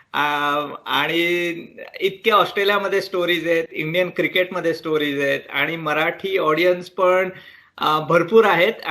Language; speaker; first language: Marathi; early bilingual, heritage; Marathi